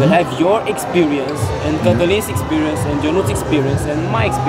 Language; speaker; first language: English; non-native, fluent; Romanian